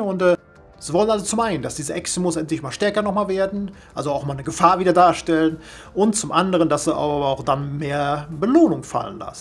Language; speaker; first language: German; native; German